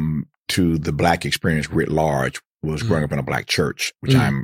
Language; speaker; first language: English; native; English